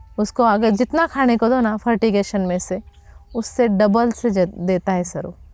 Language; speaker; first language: Hindi; non-native, local second language; Marathi